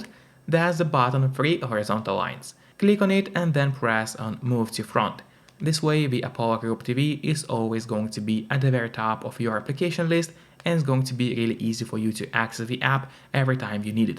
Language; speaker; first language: English; non-native, fluent; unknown